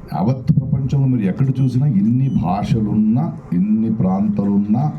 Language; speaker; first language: Telugu; non-native, local second language; Kannada